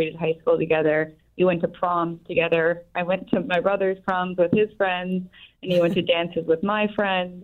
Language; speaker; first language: English; native; English